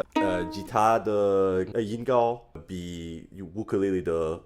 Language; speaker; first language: Chinese; non-native, fluent; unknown